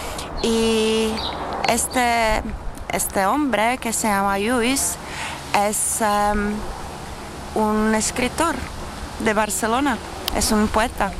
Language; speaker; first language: Spanish; non-native, fluent; Czech